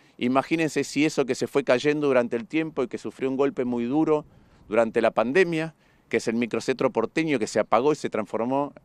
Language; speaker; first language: Spanish; native; Spanish